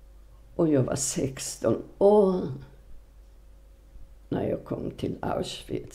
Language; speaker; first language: Swedish; non-native, fluent; Polish